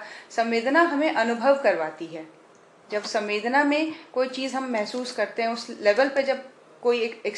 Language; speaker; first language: Hindi; native; Hindi